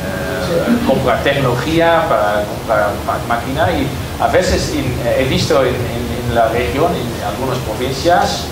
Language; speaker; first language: Spanish; non-native, learner; Dutch